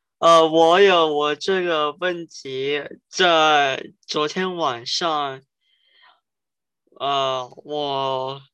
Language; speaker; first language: Chinese; early bilingual, heritage; Chinese